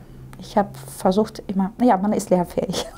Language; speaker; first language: German; early bilingual, heritage; Russian